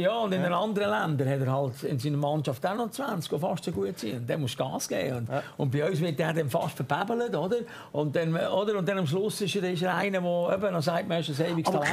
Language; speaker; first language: German; native; German